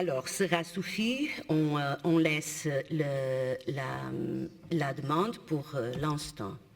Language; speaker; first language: French; non-native, fluent; Portuguese